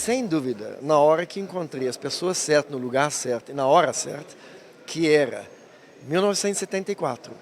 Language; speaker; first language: Portuguese; non-native, fluent; German